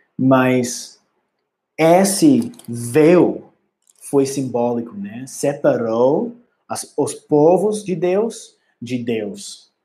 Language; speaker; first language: Portuguese; non-native, learner; English